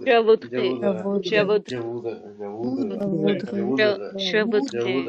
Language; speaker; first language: French; non-native, learner; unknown